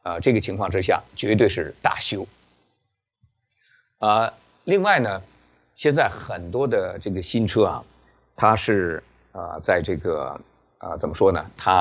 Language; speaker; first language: Chinese; native; Chinese